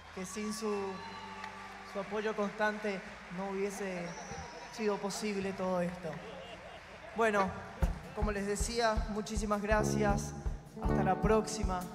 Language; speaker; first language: Spanish; native; Spanish